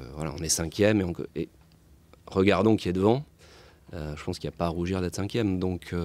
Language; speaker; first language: French; native; French